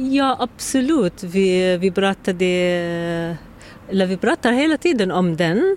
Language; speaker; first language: Swedish; non-native, learner; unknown